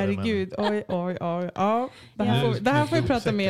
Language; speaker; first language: Swedish; native; Swedish